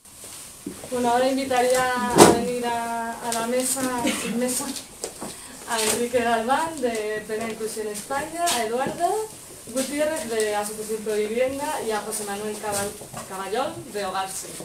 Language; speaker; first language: Spanish; native; Spanish